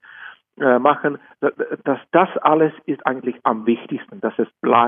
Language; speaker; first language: German; non-native, fluent; Czech